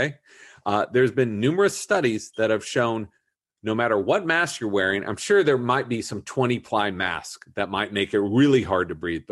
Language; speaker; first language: English; native; English